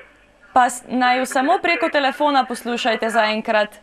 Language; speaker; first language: Slovenian; native; Slovenian